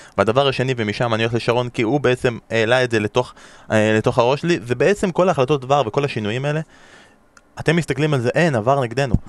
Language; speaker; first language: Hebrew; native; Hebrew